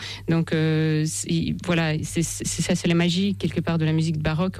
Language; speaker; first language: French; non-native, fluent; Russian